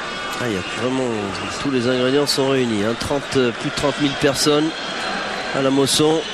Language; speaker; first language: French; native; French